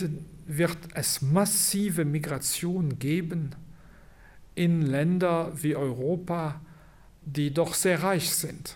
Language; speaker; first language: German; non-native, local second language; Luxembourgish